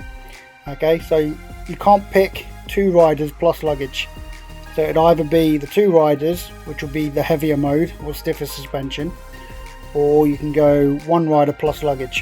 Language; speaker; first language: English; native; English